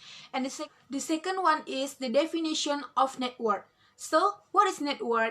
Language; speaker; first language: English; non-native, learner; Indonesian